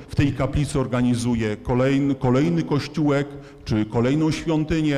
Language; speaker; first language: Polish; native; Polish